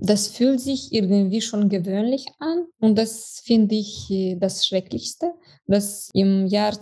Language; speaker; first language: German; non-native, fluent; Romanian